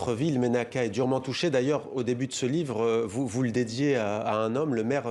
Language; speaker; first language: French; native; French